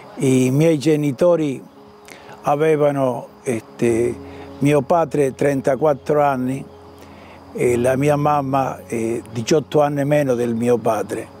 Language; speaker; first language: Italian; early bilingual, heritage; Italian